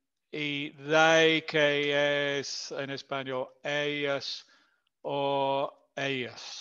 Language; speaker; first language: Spanish; non-native, fluent; English